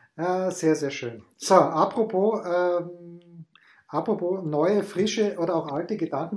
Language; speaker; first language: German; native; German